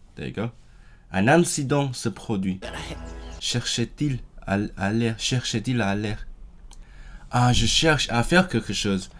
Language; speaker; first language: French; non-native, fluent; Cantonese